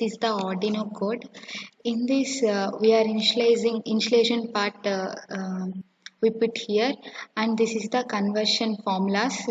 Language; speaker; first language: English; non-native, local second language; Telugu